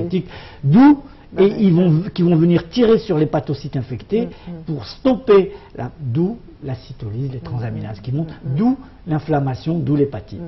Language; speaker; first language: French; non-native, local second language; Arabic